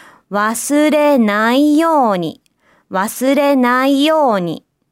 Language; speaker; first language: Japanese; native; Japanese